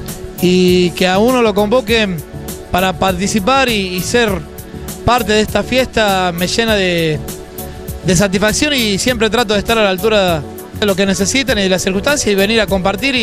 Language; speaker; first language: Spanish; native; Spanish